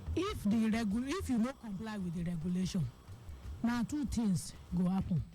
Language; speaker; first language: Nigerian Pidgin; non-native, local second language; Yoruba